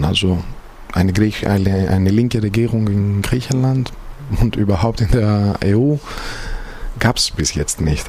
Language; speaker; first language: German; non-native, fluent; Greek